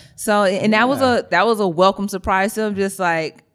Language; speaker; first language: English; native; English